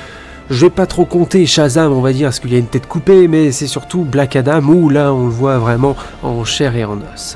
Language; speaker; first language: French; native; French